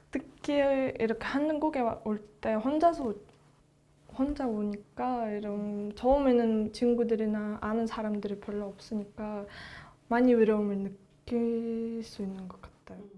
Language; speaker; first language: Korean; non-native, fluent; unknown